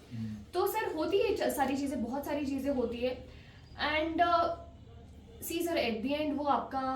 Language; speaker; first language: Hindi; native; Hindi